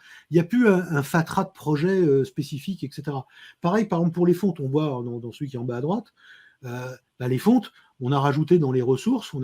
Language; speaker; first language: French; native; French